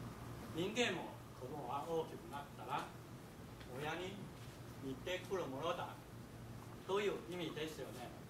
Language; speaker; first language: Japanese; non-native, fluent; Chinese